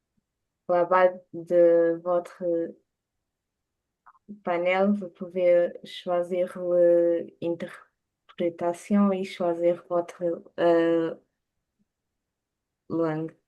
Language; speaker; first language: French; non-native, learner; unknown